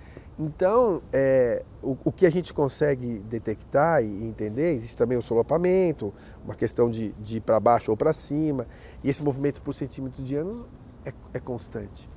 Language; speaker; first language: Portuguese; native; Portuguese